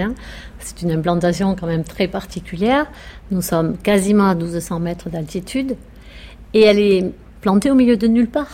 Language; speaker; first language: French; native; French